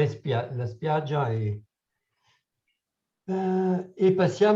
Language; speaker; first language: Italian; non-native, learner; French